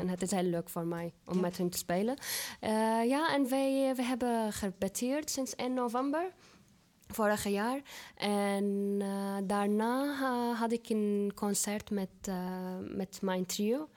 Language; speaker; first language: Dutch; non-native, fluent; Arabic